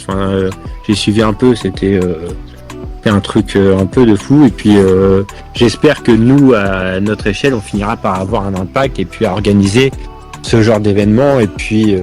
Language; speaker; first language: French; native; French